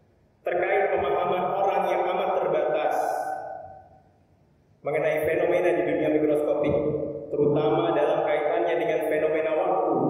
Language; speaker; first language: Indonesian; native; Indonesian